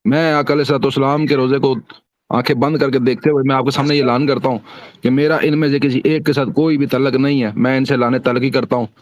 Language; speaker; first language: Urdu; non-native, local second language; Punjabi